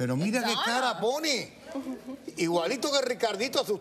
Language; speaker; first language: Spanish; native; Spanish